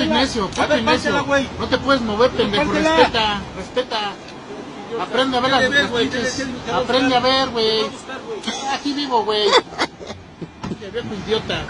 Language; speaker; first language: Spanish; native; Spanish